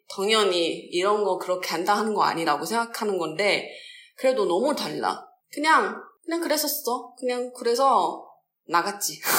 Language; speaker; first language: Korean; non-native, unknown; Chinese